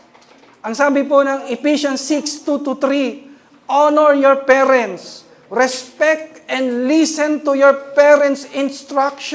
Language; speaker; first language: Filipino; native; Filipino